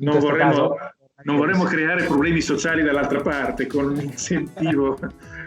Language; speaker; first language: Italian; native; Italian